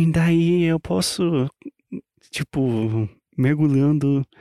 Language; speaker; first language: Portuguese; non-native, fluent; English